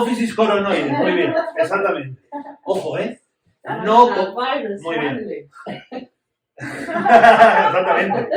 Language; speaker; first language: Spanish; native; Spanish